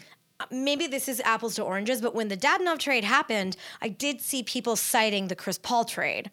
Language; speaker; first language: English; native; English